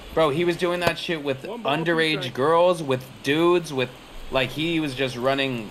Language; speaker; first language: English; native; English